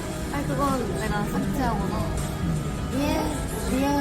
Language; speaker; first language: Korean; non-native, learner; Japanese